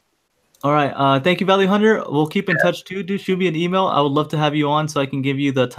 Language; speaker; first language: English; native; English